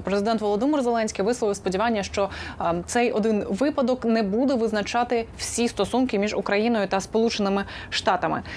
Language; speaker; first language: Ukrainian; native; Ukrainian